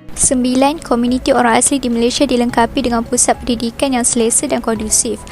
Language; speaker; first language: Malay; native; Malay